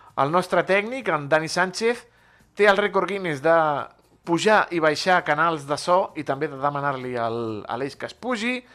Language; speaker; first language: Catalan; native; Catalan